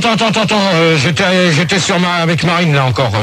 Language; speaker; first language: French; native; French